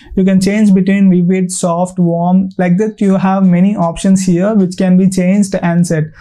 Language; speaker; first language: English; non-native, local second language; Tamil